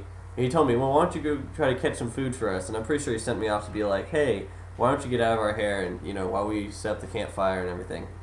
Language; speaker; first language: English; native; English